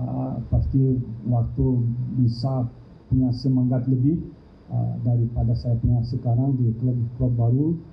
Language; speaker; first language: Indonesian; non-native, fluent; Thai